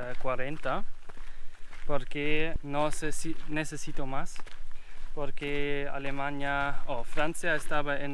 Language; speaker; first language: Spanish; non-native, learner; German